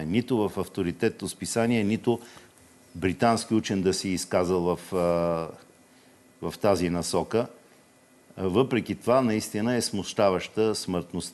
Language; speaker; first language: Bulgarian; native; Bulgarian